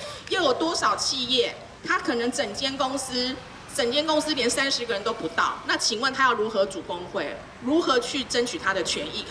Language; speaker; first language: Chinese; native; Chinese